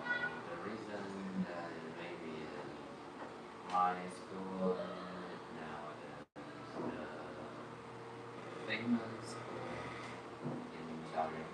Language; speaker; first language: English; non-native, learner; Chinese